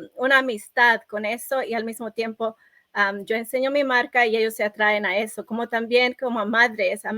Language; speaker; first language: Spanish; early bilingual, other home language; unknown